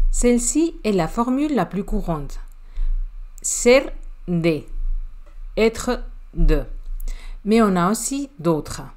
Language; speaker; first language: French; non-native, fluent; Spanish